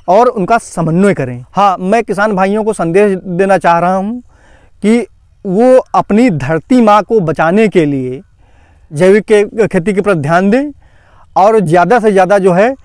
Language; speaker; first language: Hindi; native; Hindi